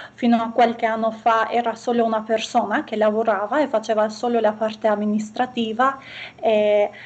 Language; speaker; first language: Italian; non-native, fluent; Albanian